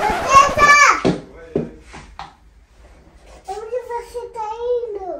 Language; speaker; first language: Portuguese; early bilingual, heritage; Portuguese